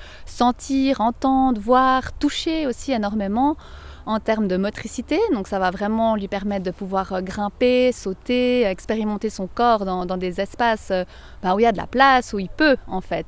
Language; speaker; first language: French; native; French